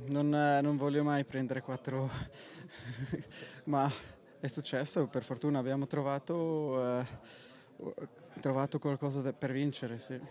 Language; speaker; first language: Italian; non-native, local second language; German